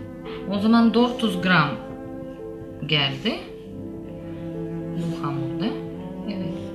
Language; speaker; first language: Turkish; non-native, learner; Russian